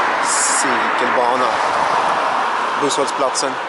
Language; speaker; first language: Swedish; non-native, learner; Russian